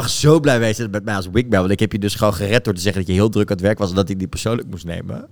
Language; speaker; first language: Dutch; native; Dutch